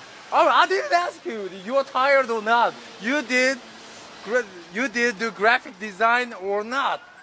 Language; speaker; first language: English; non-native, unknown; Korean